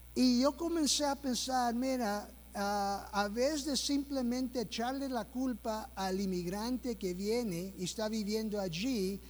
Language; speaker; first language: Spanish; early bilingual, heritage; Spanish